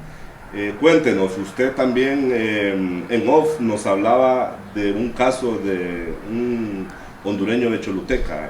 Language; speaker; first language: Spanish; native; Spanish